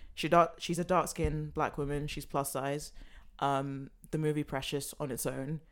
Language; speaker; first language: English; native; English